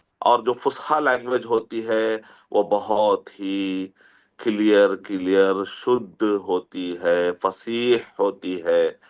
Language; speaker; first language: Urdu; native; Urdu